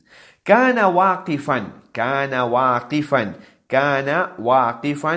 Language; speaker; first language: Arabic; non-native, fluent; English